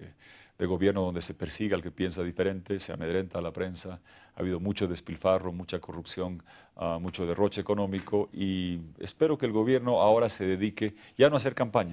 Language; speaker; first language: Spanish; native; Spanish